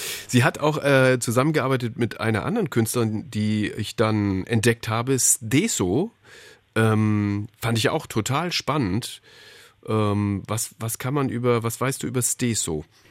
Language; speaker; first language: German; native; German